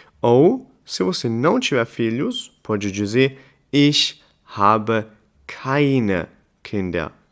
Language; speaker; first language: Portuguese; non-native, fluent; German